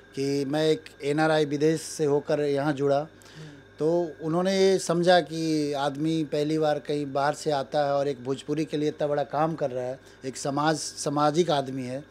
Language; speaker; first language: Hindi; native; Hindi